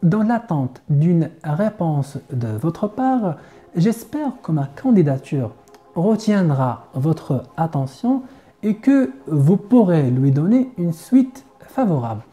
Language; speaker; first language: French; non-native, local second language; Arabic